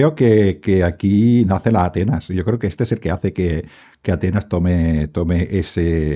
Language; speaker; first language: Spanish; native; Spanish